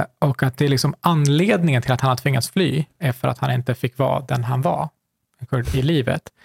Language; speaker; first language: Swedish; early bilingual, other home language; Kurdish